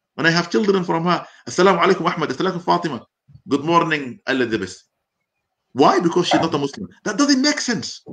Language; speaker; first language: English; non-native, fluent; Arabic